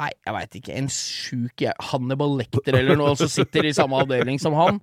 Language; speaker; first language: Norwegian; native; Norwegian